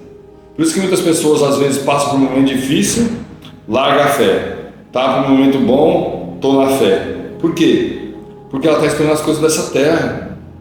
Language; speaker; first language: Portuguese; native; Portuguese